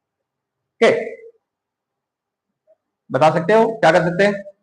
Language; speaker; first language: Hindi; native; Hindi